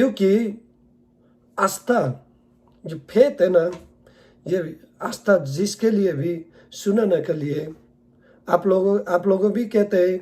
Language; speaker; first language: Hindi; non-native, learner; Nepali